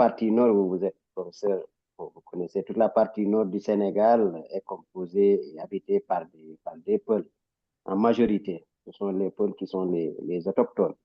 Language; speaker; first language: French; non-native, local second language; Fula